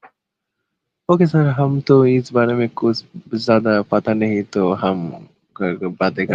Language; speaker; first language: Hindi; non-native, learner; Bangla